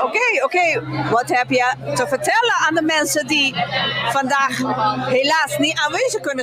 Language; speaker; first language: Dutch; non-native, local second language; Papiamento